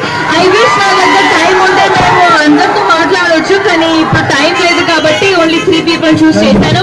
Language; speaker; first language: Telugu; non-native, local second language; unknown